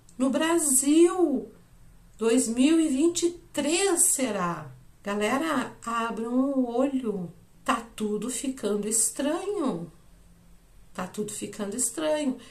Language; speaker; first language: Portuguese; native; Portuguese